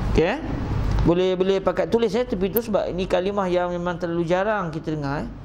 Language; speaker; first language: Malay; native; Malay